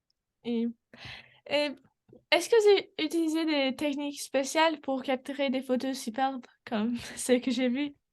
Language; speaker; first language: French; non-native, learner; English